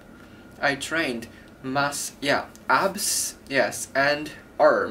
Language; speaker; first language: English; non-native, learner; Japanese